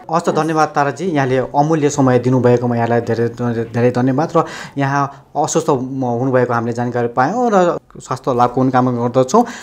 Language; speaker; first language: Nepali; native; Nepali